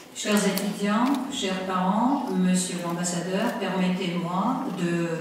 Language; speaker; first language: French; non-native, fluent; Armenian